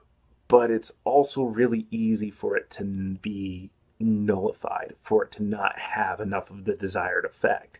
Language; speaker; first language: English; native; English